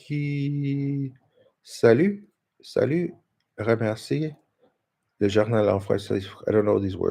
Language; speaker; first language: French; non-native, learner; English